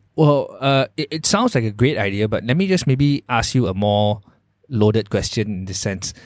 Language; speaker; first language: English; non-native, local second language; Chinese